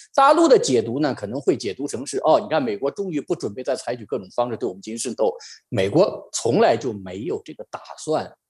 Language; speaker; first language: Chinese; native; Chinese